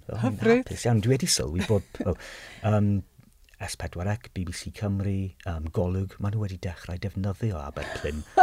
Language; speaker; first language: Welsh; non-native, fluent; English